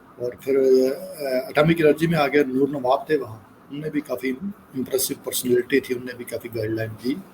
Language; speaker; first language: Urdu; non-native, local second language; Punjabi